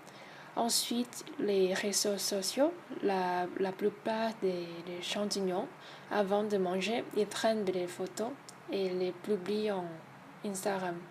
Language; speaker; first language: French; non-native, learner; Thai